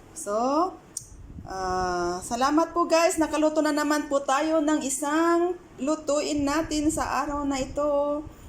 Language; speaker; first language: Filipino; non-native, local second language; Iloko